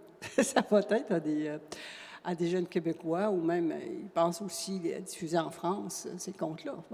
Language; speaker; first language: French; non-native, local second language; Cree